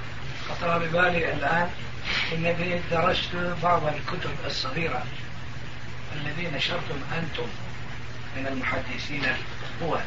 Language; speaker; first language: Arabic; non-native, fluent; Turkish